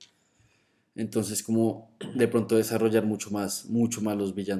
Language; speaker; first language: Spanish; native; Spanish